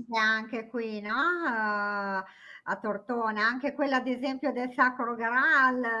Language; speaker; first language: Italian; native; Italian